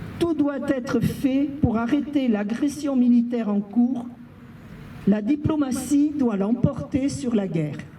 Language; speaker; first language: French; native; French